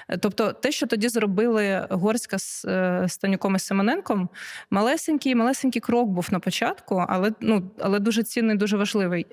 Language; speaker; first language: Ukrainian; non-native, local second language; Russian